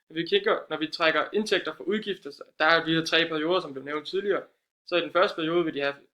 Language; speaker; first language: Danish; native; Danish